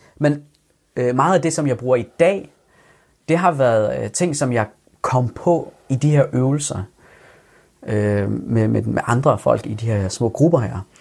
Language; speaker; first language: Danish; early bilingual, other home language; Persian